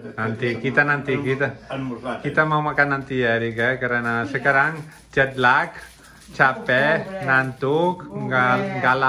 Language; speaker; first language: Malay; non-native, fluent; Catalan